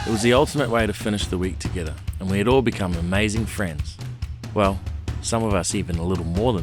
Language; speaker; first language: English; native; English